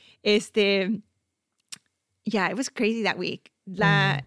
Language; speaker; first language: English; early bilingual, other home language; Spanish